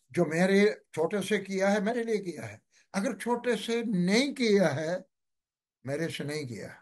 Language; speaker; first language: Hindi; non-native, local second language; Malayalam